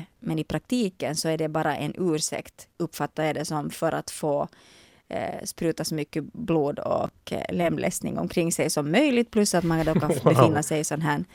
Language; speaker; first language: Swedish; native; Swedish